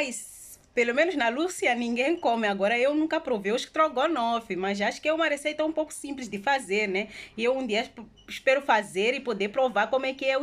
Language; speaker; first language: Portuguese; non-native, local second language; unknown